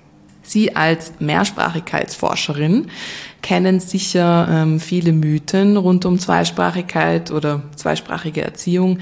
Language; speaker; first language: German; native; German